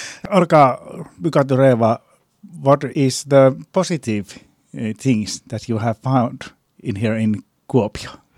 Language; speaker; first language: English; non-native, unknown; Finnish